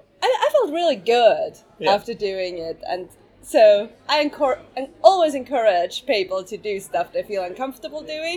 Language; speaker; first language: English; non-native, fluent; German